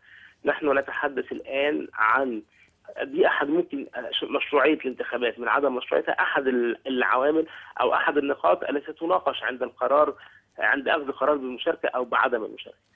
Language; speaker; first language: Arabic; native; Arabic